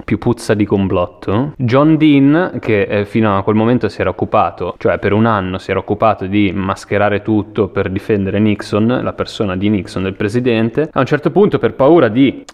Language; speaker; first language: Italian; native; Italian